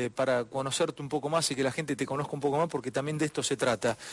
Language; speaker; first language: Spanish; native; Spanish